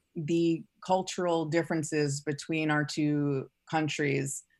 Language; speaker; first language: English; native; English